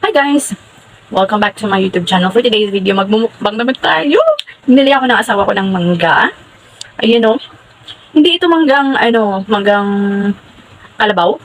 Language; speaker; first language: Filipino; non-native, local second language; Hiligaynon